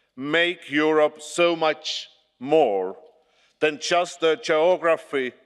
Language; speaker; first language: English; non-native, fluent; Estonian